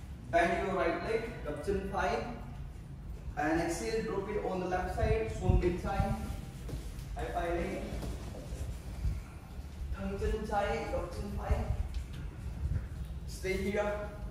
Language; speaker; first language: English; non-native, local second language; Hindi